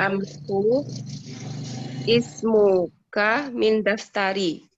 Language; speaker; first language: Arabic; non-native, learner; Indonesian